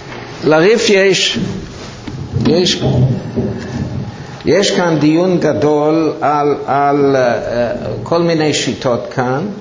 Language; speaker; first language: Hebrew; non-native, fluent; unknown